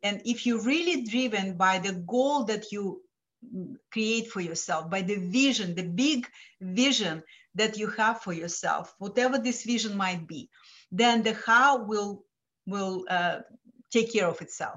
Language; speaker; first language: English; non-native, fluent; Lithuanian